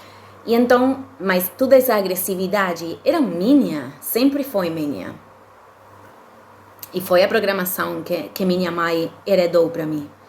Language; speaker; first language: Portuguese; non-native, fluent; Spanish